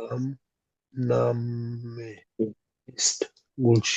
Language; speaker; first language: German; non-native, learner; Hindi